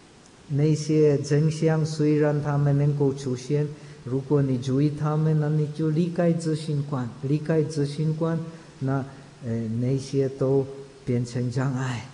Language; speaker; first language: Chinese; non-native, fluent; Czech